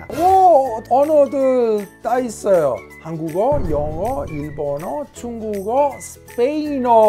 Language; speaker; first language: Korean; non-native, learner; Italian